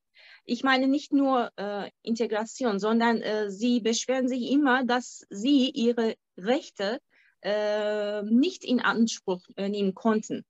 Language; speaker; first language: German; non-native, fluent; Turkish